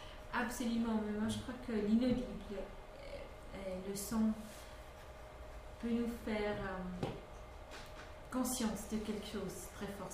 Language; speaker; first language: French; non-native, fluent; English